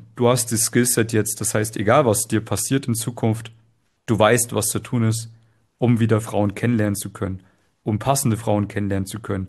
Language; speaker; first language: German; native; German